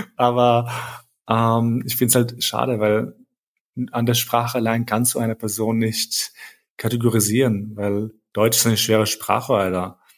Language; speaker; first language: German; early bilingual, other home language; Albanian